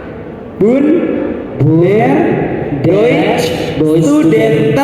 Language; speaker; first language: German; non-native, learner; Indonesian